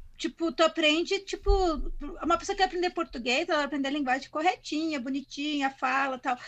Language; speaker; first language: Portuguese; native; Portuguese